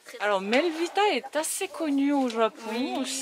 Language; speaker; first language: French; non-native, fluent; Japanese